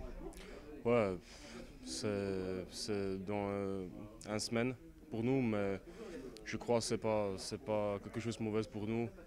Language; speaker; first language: French; non-native, learner; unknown